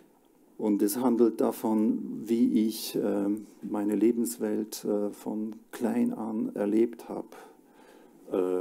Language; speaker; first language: German; non-native, fluent; Ukrainian